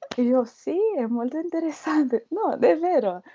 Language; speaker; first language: Italian; non-native, learner; Russian